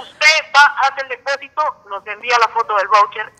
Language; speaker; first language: Spanish; native; Spanish